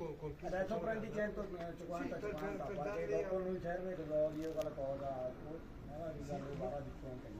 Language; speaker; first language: Italian; non-native, learner; Punjabi